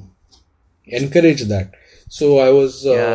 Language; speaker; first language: English; non-native, local second language; Marathi